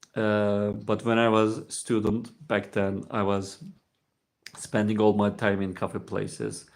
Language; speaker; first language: English; non-native, fluent; Turkish